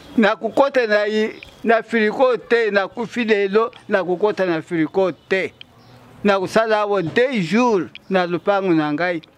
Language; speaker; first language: Lingala; non-native, local second language; Luba-Lulua